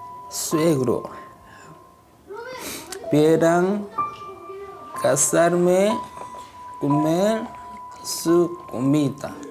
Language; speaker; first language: Spanish; non-native, learner; Korean